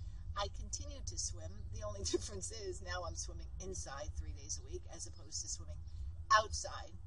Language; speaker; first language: English; native; English